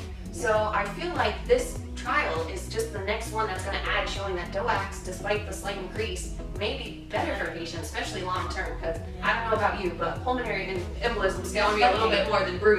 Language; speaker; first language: English; native; English